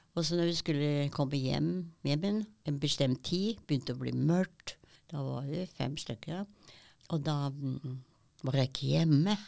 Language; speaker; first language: Norwegian; early bilingual, other home language; German